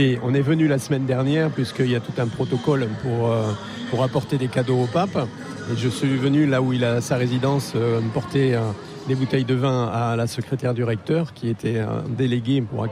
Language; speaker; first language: French; native; French